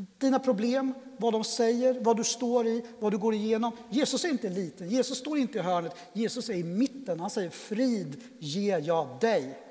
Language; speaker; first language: Swedish; native; Swedish